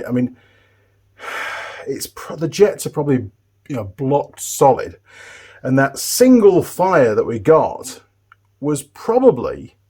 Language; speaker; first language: English; native; English